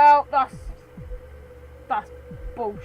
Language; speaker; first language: English; native; English